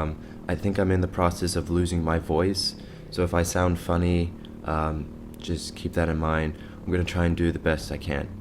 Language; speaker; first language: English; native; English